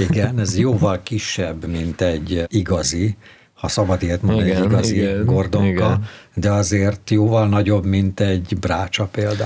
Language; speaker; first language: Hungarian; native; Hungarian